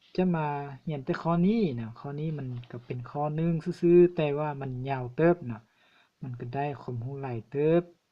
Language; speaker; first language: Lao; non-native, local second language; Hmong